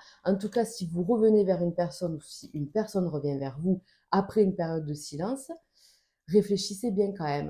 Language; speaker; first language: French; native; French